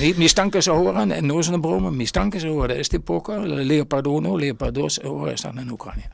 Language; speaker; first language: Spanish; non-native, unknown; Limburgish